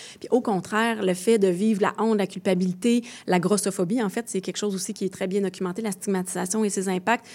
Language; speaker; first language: French; native; French